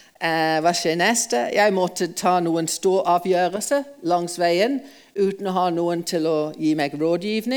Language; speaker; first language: Norwegian; non-native, fluent; English